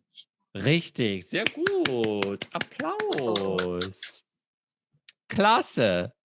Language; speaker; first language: German; non-native, fluent; English